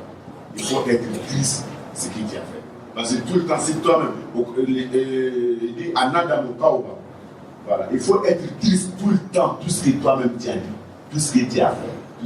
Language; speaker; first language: French; non-native, local second language; Wolof